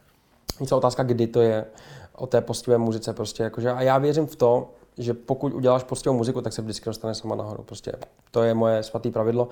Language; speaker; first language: Czech; native; Czech